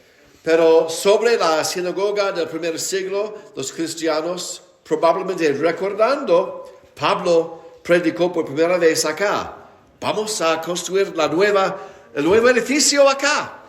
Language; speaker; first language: Spanish; non-native, fluent; English